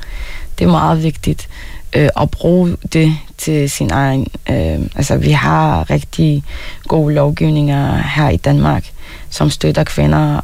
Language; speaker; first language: Danish; non-native, fluent; Arabic